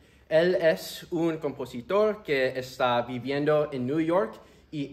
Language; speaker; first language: Spanish; early bilingual, heritage; Spanish